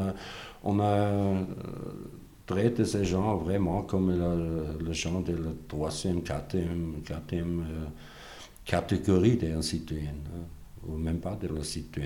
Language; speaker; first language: French; non-native, fluent; German